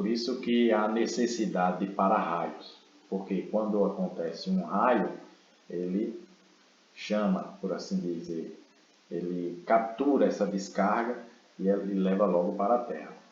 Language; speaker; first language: Portuguese; native; Portuguese